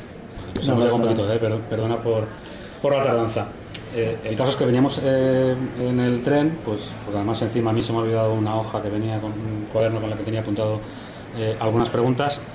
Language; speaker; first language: Spanish; native; Spanish